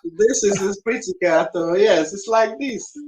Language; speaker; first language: English; non-native, learner; Hungarian